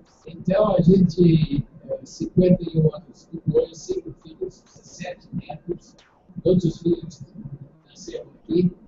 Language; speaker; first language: Portuguese; non-native, fluent; English